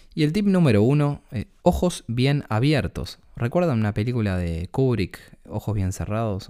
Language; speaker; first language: Spanish; native; Spanish